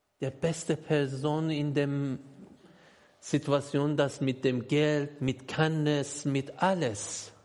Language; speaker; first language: German; non-native, learner; Persian